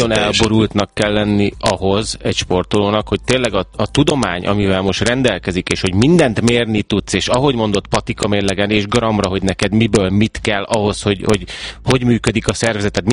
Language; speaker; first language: Hungarian; native; Hungarian